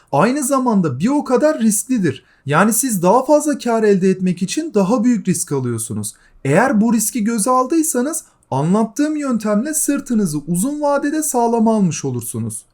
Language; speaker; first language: Turkish; native; Turkish